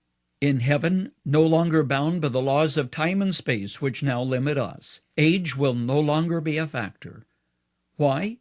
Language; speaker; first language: English; native; English